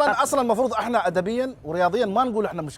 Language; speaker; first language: Arabic; native; Arabic